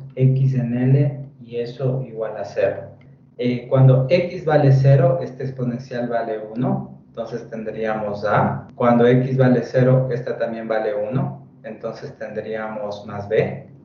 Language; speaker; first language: Spanish; native; Spanish